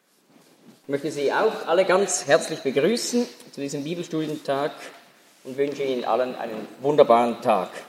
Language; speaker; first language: German; native; German